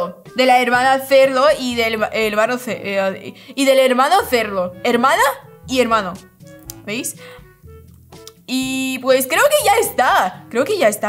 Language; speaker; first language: Spanish; non-native, fluent; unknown